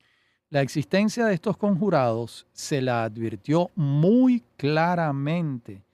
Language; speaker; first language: Spanish; native; Spanish